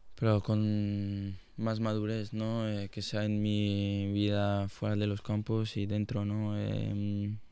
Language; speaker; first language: Spanish; non-native, fluent; French